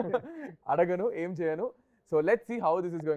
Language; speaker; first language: Telugu; native; Telugu